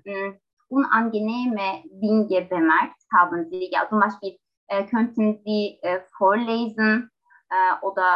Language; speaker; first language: German; non-native, learner; Turkish